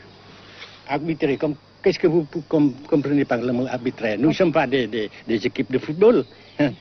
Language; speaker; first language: French; non-native, local second language; Vietnamese